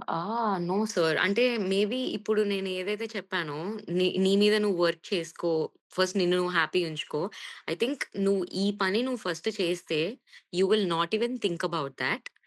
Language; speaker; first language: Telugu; native; Telugu